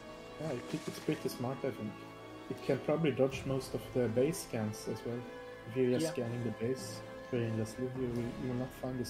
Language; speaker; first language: English; non-native, fluent; Swedish